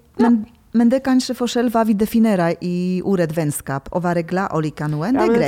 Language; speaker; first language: Norwegian; non-native, fluent; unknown